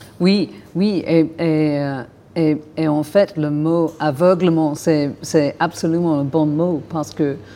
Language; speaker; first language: French; non-native, fluent; English